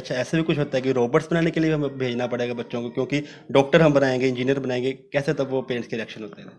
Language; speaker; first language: Hindi; non-native, local second language; Punjabi